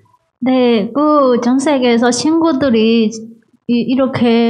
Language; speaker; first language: Korean; non-native, learner; Burmese